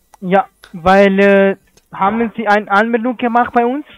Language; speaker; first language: German; non-native, learner; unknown